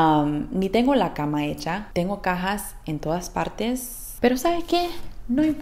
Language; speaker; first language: Spanish; early bilingual, heritage; Spanish